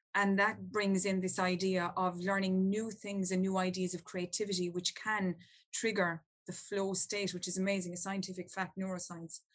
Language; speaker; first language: English; native; English